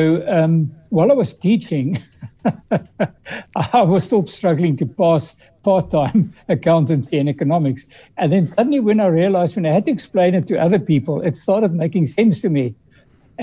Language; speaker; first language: English; early bilingual, other home language; Dutch